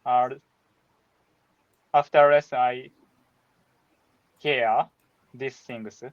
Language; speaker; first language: English; non-native, learner; Japanese